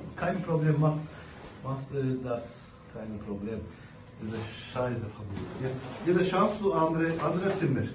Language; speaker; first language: German; non-native, learner; Azerbaijani